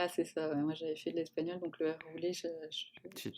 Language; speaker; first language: French; native; French